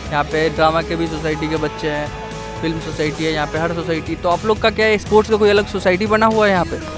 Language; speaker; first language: Hindi; native; Hindi